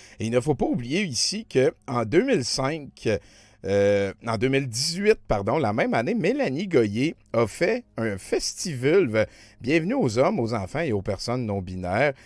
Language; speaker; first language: French; native; French